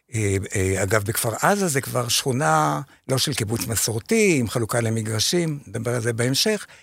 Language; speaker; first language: Hebrew; native; Hebrew